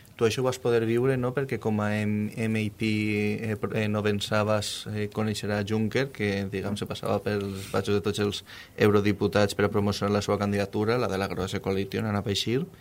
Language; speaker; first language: Catalan; native; Catalan